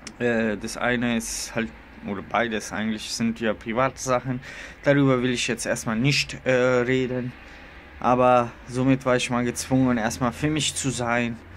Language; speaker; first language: German; early bilingual, other home language; Italian